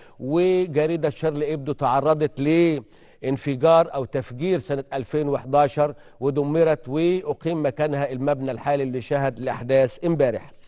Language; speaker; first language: Egyptian Arabic; native; Egyptian Arabic